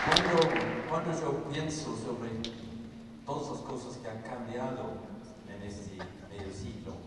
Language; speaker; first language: Spanish; non-native, fluent; English